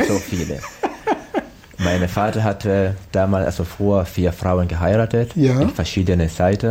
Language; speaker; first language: German; non-native, learner; Swahili